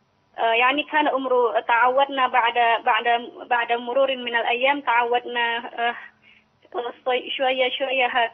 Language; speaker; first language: Arabic; non-native, learner; Indonesian